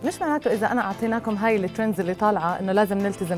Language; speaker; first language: Arabic; native; Arabic